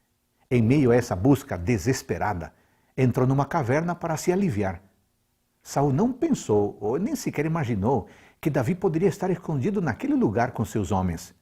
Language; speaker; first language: Portuguese; native; Portuguese